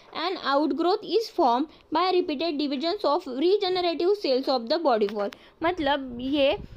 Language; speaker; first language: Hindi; non-native, local second language; Marathi